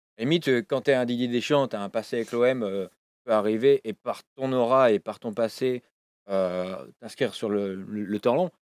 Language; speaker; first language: French; native; French